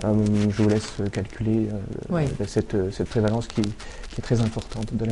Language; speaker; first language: French; native; French